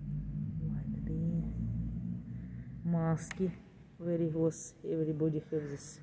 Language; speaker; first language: English; non-native, learner; Russian